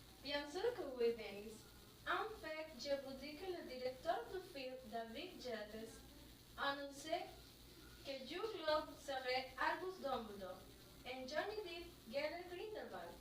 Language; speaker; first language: French; non-native, learner; Spanish